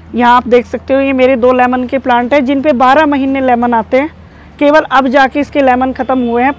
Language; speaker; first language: Hindi; native; Hindi